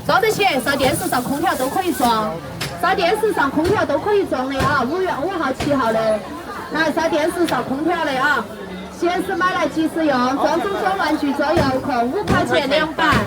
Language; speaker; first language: Chinese; native; Chinese